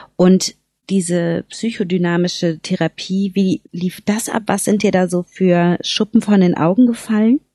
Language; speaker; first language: German; native; German